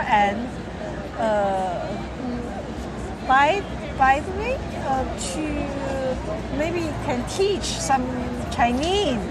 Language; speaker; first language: English; non-native, learner; Chinese